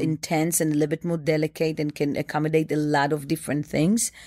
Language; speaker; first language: English; non-native, fluent; Hebrew